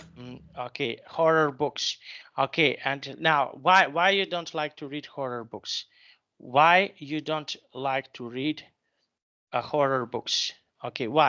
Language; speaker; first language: English; non-native, fluent; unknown